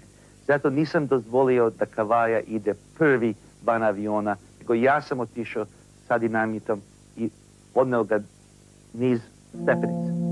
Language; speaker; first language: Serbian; early bilingual, heritage; English